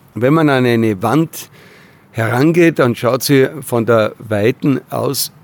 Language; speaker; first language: German; native; German